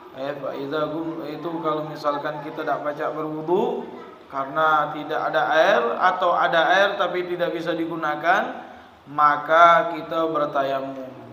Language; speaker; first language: Malay; native; Malay